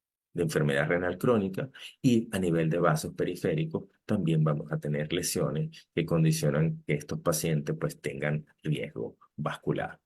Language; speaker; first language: Spanish; native; Spanish